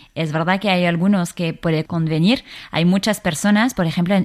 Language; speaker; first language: Spanish; non-native, fluent; French